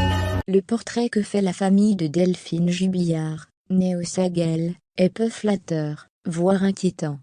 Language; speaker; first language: French; native; French